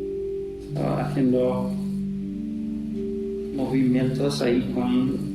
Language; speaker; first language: Spanish; non-native, fluent; English